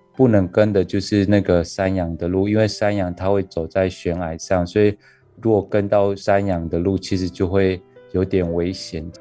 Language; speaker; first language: Chinese; non-native, local second language; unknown